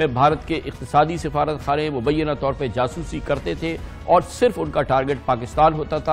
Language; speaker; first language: Urdu; native; Urdu